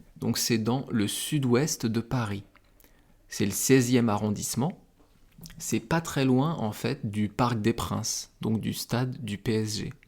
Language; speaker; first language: French; native; French